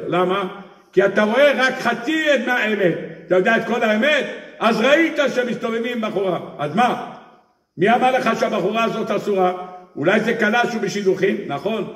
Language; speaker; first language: Hebrew; native; Hebrew